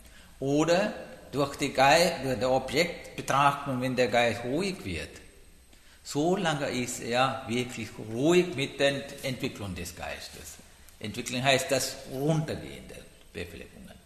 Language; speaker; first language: German; non-native, learner; Sinhala